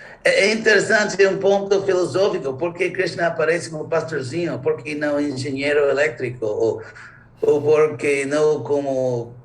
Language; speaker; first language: Portuguese; non-native, fluent; English